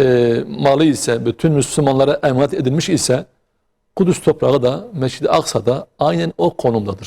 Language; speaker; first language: Turkish; native; Turkish